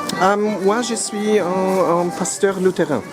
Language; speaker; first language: French; non-native, learner; German